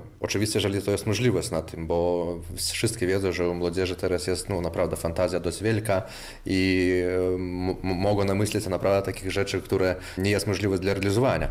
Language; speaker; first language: Polish; non-native, local second language; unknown